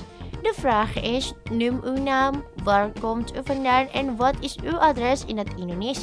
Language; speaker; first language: Dutch; non-native, fluent; Indonesian